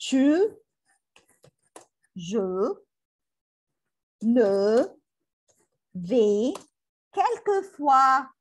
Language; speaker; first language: French; non-native, learner; Arabic